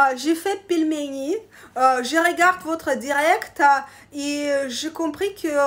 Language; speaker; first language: French; non-native, learner; Russian